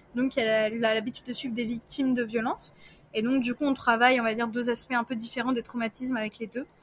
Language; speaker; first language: French; early bilingual, other home language; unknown